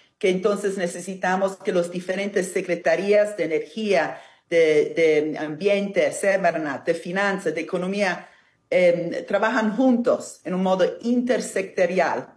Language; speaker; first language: Spanish; non-native, fluent; Italian